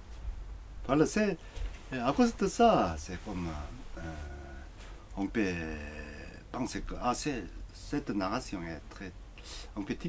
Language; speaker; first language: French; non-native, learner; Korean